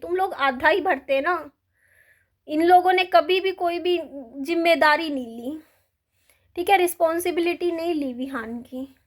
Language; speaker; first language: Hindi; native; Hindi